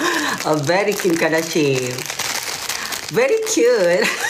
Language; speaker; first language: English; non-native, learner; Malay